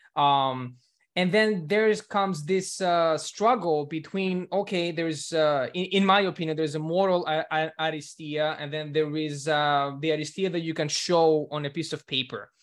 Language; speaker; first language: English; non-native, fluent; Greek